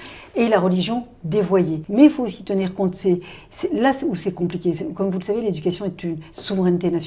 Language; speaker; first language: French; native; French